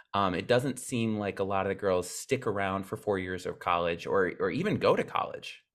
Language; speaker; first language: English; native; English